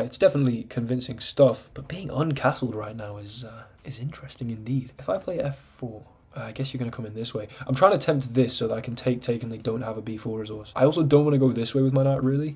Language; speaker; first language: English; native; English